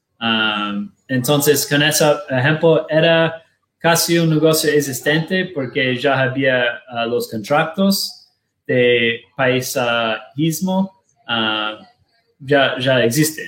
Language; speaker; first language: Spanish; non-native, learner; Portuguese